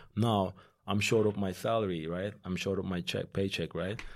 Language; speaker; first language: English; non-native, fluent; Turkish